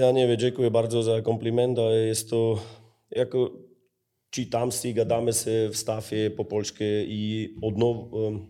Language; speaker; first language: Polish; non-native, learner; Slovak